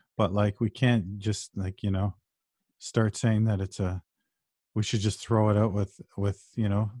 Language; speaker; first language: English; native; English